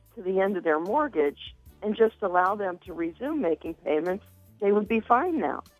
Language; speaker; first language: English; native; English